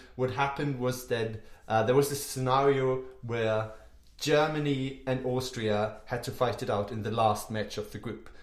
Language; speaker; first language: English; non-native, fluent; German